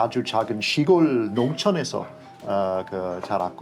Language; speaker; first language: Korean; non-native, fluent; English